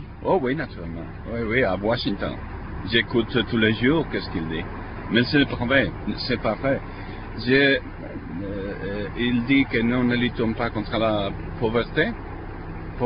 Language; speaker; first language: French; non-native, fluent; Spanish